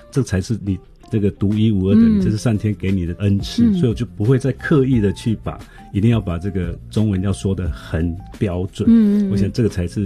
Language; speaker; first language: Chinese; non-native, local second language; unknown